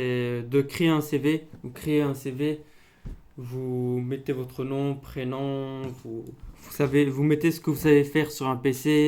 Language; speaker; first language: French; non-native, local second language; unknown